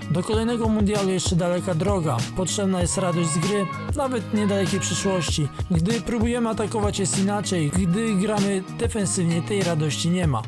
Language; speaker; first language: Polish; native; Polish